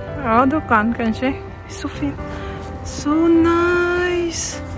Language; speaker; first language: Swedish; non-native, fluent; Cebuano